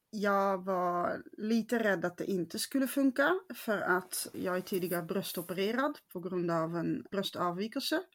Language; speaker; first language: Swedish; non-native, fluent; Dutch